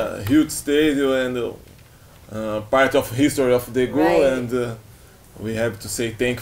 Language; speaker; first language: English; non-native, learner; Portuguese